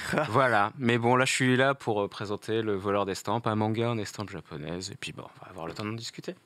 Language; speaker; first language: French; native; French